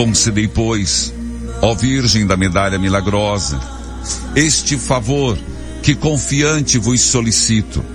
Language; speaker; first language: Portuguese; native; Portuguese